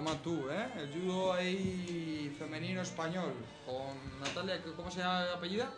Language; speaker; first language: Spanish; native; Spanish